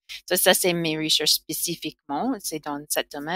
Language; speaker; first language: French; non-native, learner; English